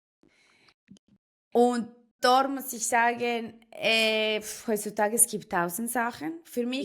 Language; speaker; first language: German; non-native, fluent; Spanish